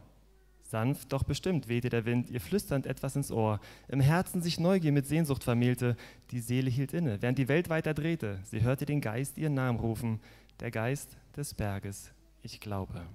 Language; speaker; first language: German; native; German